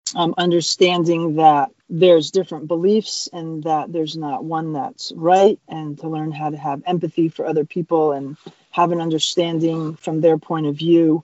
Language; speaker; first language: English; native; English